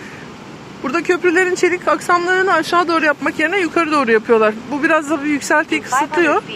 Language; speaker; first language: Turkish; native; Turkish